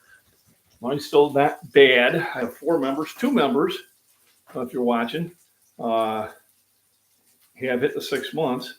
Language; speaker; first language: English; native; English